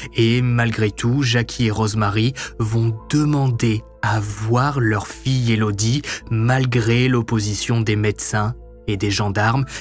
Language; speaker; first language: French; native; French